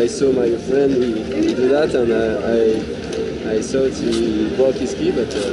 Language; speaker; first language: English; non-native, learner; French